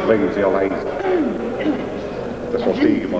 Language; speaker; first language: German; native; German